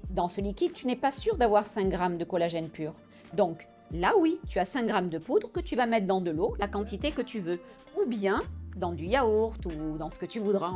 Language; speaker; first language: French; native; French